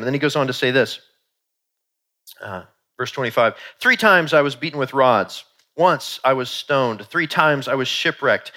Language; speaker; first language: English; native; English